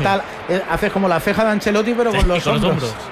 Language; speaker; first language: Spanish; native; Spanish